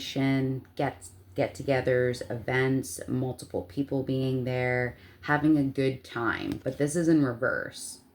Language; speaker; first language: English; native; English